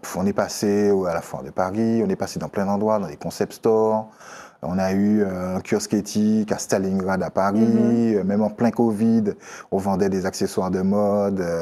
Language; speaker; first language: French; native; French